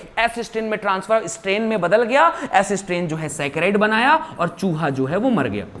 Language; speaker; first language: Hindi; native; Hindi